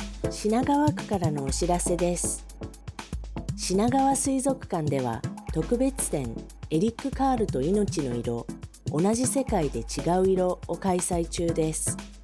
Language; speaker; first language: Japanese; native; Japanese